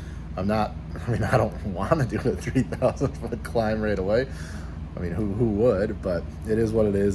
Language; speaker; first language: English; native; English